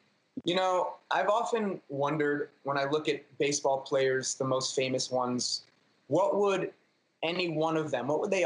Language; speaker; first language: English; native; English